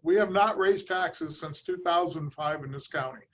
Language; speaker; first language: English; native; English